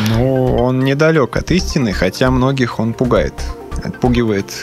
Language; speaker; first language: Russian; non-native, fluent; Serbian